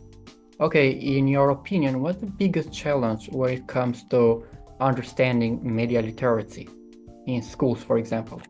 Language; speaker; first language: English; non-native, fluent; Albanian